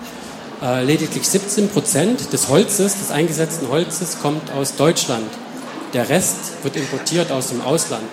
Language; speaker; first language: German; native; German